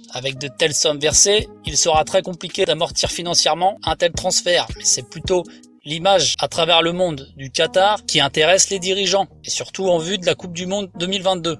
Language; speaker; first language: French; native; French